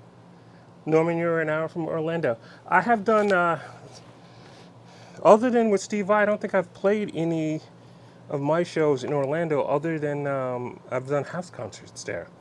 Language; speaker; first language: English; native; English